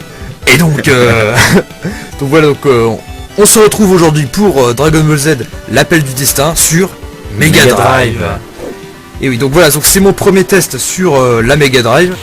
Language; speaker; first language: French; native; French